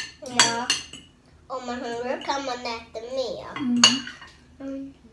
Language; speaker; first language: Swedish; early bilingual, other home language; Thai